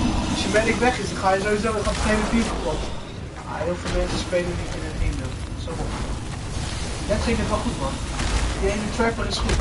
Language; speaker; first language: Dutch; native; Dutch